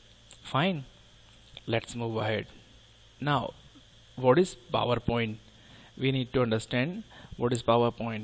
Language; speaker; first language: English; non-native, local second language; Hindi